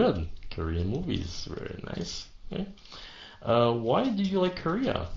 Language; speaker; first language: English; non-native, fluent; Vietnamese